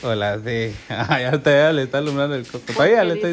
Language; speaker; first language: Spanish; native; Spanish